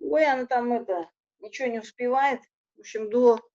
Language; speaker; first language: Russian; non-native, local second language; Kazakh